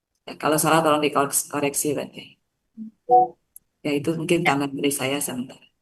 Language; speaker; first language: Indonesian; native; Indonesian